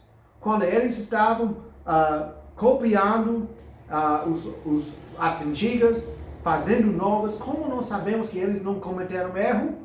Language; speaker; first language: Portuguese; non-native, fluent; English